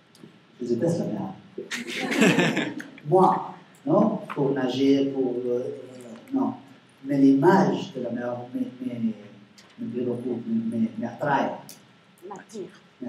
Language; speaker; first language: French; non-native, learner; Spanish